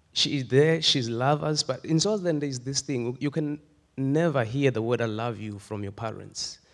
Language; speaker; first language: English; non-native, local second language; Swati